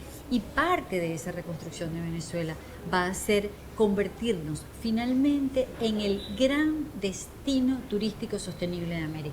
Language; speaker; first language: Spanish; native; Spanish